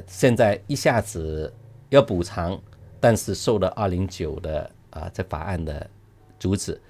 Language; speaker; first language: Chinese; non-native, local second language; Cantonese